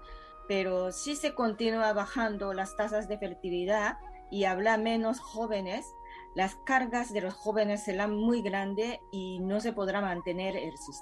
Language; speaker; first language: Spanish; non-native, fluent; Japanese